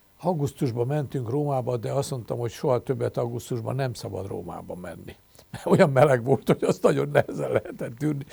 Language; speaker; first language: Hungarian; native; Hungarian